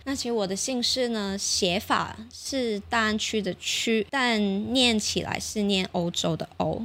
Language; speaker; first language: Chinese; non-native, local second language; Cantonese